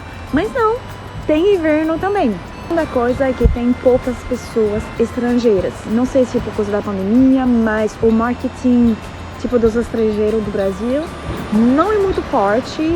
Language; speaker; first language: Portuguese; non-native, fluent; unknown